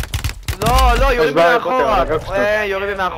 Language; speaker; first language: Hebrew; native; Hebrew